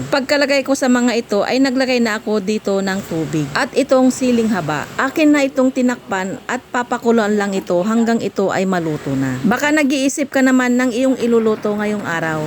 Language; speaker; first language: Filipino; native; Filipino